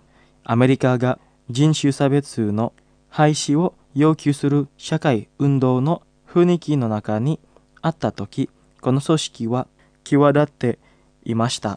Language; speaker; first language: Japanese; non-native, fluent; Indonesian